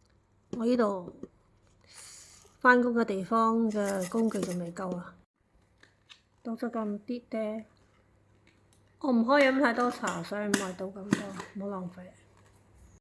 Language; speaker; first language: Cantonese; native; Cantonese